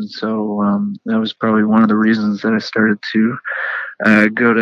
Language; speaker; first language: English; native; English